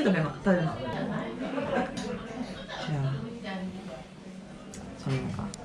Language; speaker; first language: Japanese; non-native, learner; French